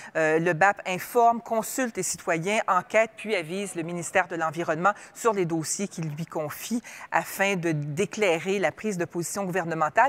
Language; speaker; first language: French; native; French